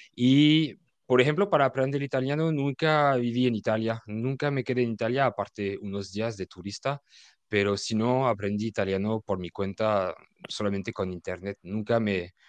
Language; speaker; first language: Spanish; non-native, fluent; French